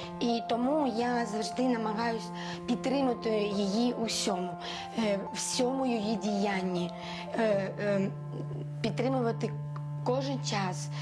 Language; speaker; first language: Ukrainian; non-native, local second language; Russian